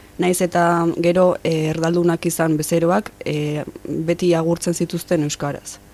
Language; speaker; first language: Basque; non-native, local second language; Spanish